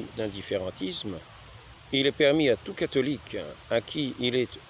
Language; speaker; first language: French; native; French